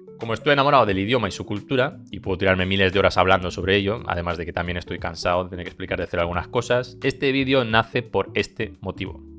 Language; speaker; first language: Spanish; early bilingual, other home language; Bulgarian